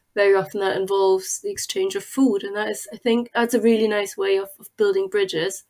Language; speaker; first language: English; non-native, fluent; German